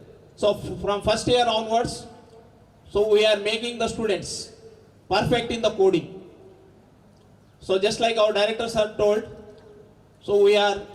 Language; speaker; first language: English; non-native, local second language; Telugu